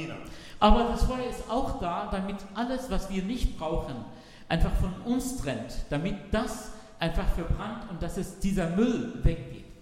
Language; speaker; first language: German; non-native, fluent; Arabic